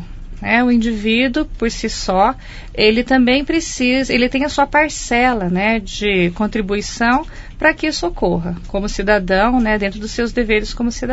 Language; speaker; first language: Portuguese; native; Portuguese